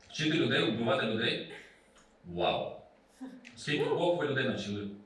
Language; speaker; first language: Ukrainian; non-native, local second language; Russian